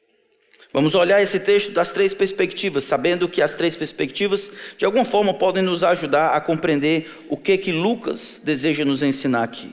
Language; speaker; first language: Portuguese; native; Portuguese